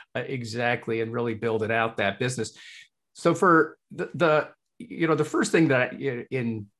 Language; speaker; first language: English; native; English